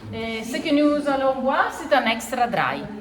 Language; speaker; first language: French; non-native, fluent; Italian